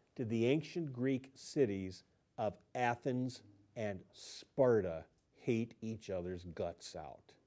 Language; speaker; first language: English; native; English